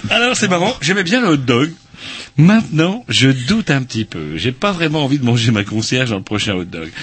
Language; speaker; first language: French; native; French